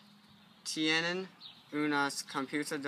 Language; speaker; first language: Spanish; non-native, learner; English